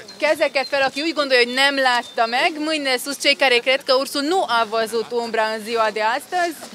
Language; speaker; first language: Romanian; non-native, local second language; Hungarian